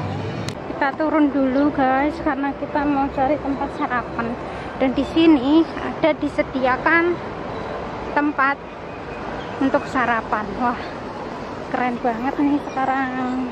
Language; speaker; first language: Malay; non-native, local second language; Javanese